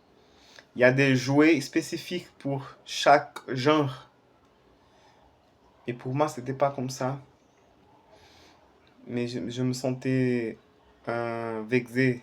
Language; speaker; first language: French; non-native, fluent; Portuguese